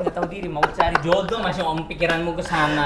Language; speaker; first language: Indonesian; non-native, fluent; Korean